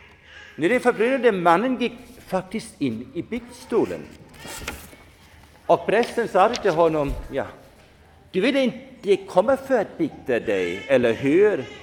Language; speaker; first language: Swedish; non-native, fluent; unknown